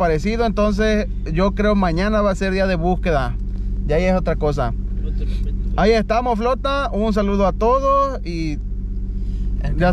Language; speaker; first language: Spanish; native; Spanish